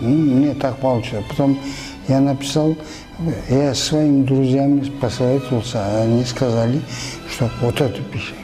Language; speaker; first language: Russian; non-native, local second language; Kyrgyz